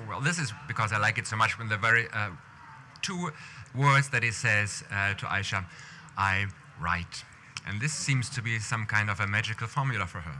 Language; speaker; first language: English; non-native, fluent; German